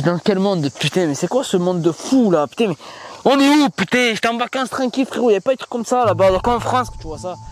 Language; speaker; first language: French; native; French